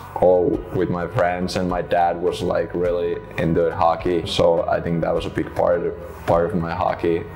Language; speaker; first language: English; non-native, fluent; Finnish